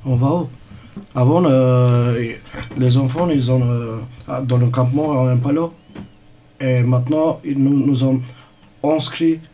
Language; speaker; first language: French; non-native, learner; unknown